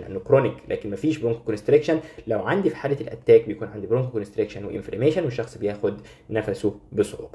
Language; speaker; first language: Arabic; native; Arabic